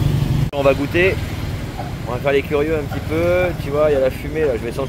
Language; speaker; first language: French; native; French